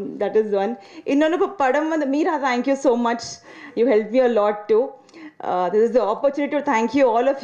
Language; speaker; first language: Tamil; non-native, learner; Telugu